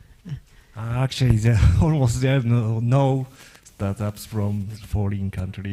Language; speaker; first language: English; non-native, learner; Japanese